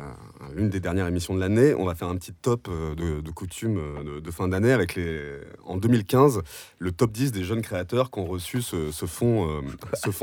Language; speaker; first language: French; native; French